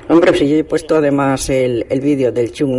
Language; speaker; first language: Spanish; native; Spanish